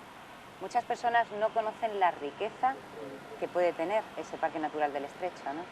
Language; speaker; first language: Spanish; native; Spanish